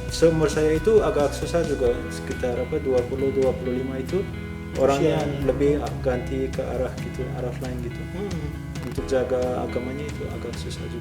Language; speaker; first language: Indonesian; non-native, fluent; Turkmen